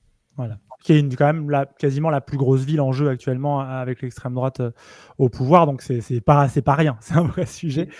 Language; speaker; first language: French; native; French